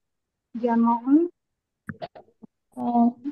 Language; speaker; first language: Arabic; non-native, learner; Indonesian